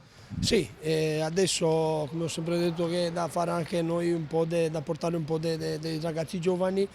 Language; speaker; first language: Italian; non-native, fluent; Romanian